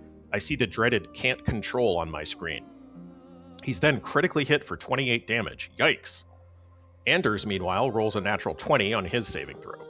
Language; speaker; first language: English; native; English